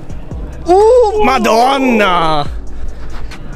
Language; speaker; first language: Italian; native; Italian